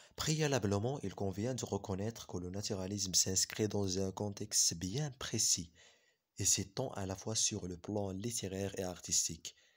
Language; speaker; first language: French; non-native, local second language; Arabic